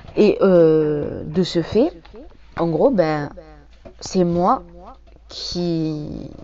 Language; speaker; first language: French; native; French